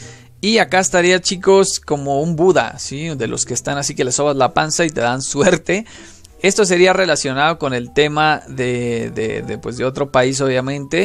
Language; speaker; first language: Spanish; native; Spanish